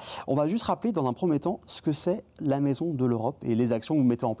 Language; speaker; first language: French; native; French